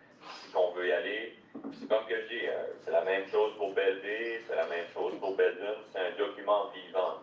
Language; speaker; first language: French; native; French